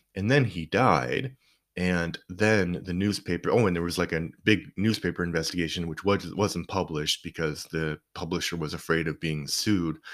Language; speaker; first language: English; native; English